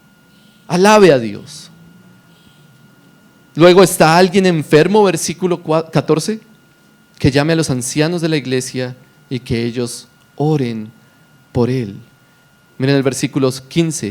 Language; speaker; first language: Spanish; native; Spanish